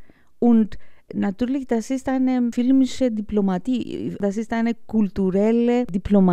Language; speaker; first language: German; non-native, fluent; Greek